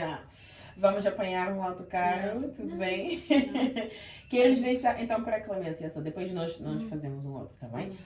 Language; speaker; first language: Portuguese; early bilingual, heritage; Portuguese